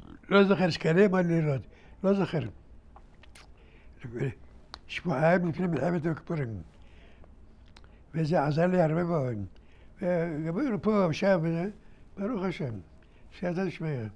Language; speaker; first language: Hebrew; early bilingual, other home language; Arabic